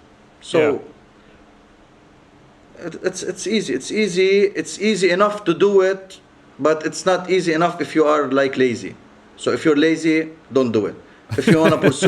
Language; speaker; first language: English; non-native, local second language; Arabic